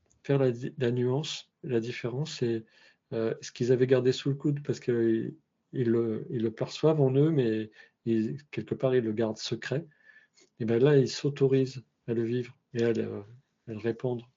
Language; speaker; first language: French; native; French